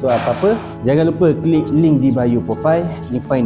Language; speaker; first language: Malay; native; Malay